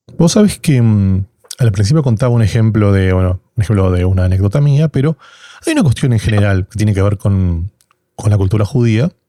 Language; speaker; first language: Spanish; native; Spanish